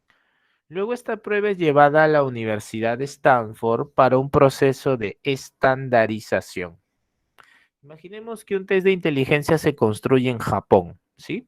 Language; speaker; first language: Spanish; native; Spanish